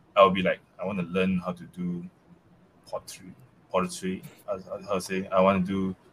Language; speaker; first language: English; non-native, local second language; Chinese